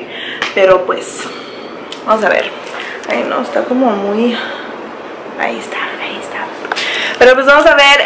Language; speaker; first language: Spanish; early bilingual, heritage; Spanish